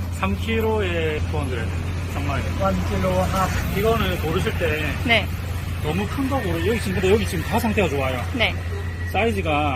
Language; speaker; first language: Korean; native; Korean